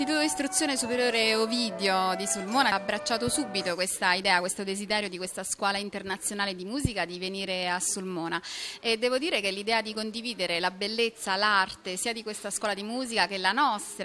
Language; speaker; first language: Italian; native; Italian